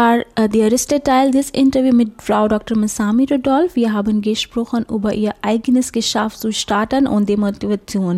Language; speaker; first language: German; non-native, fluent; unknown